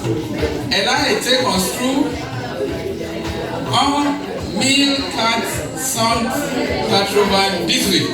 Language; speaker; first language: French; non-native, learner; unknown